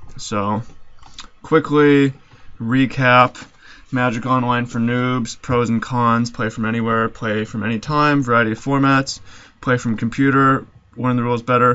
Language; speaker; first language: English; native; English